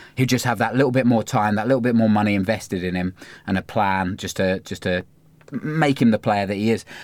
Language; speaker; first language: English; native; English